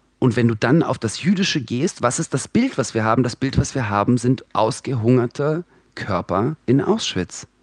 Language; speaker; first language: German; early bilingual, other home language; Russian